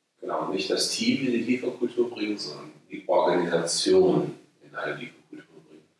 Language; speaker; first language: German; native; German